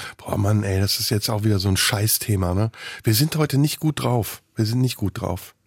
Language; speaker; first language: German; early bilingual, other home language; Turkish